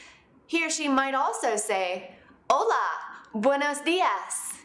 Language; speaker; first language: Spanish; non-native, fluent; English